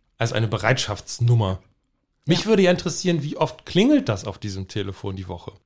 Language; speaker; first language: German; native; German